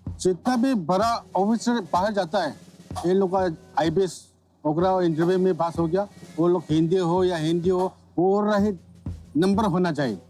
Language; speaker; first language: Hindi; non-native, local second language; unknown